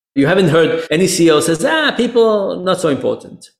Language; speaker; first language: English; non-native, fluent; Hebrew